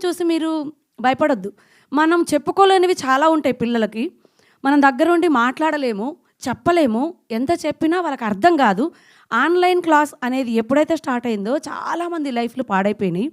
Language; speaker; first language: Telugu; native; Telugu